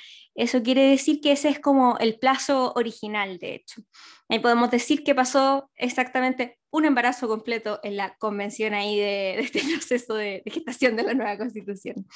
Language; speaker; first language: Spanish; native; Spanish